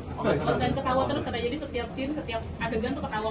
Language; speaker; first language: Indonesian; native; Indonesian